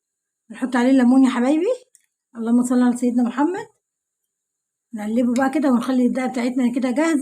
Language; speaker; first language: Arabic; native; Arabic